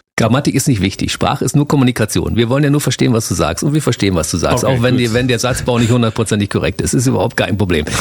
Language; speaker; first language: German; native; German